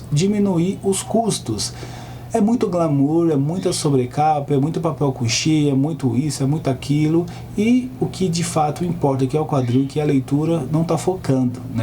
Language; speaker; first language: Portuguese; native; Portuguese